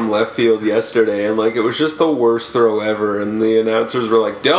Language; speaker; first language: English; native; English